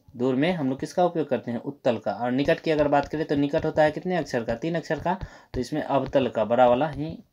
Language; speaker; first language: Hindi; native; Hindi